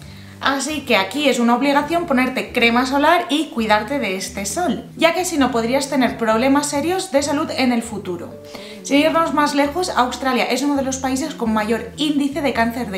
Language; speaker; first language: Spanish; native; Spanish